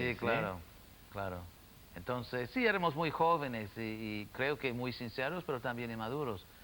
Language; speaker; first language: Spanish; non-native, fluent; English